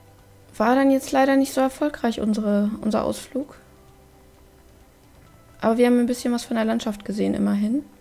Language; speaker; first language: German; native; German